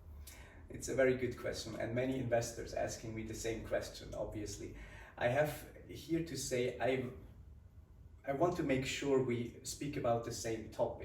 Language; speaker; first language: English; non-native, fluent; Swiss German